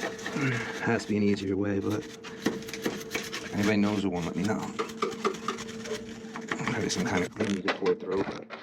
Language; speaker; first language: English; native; English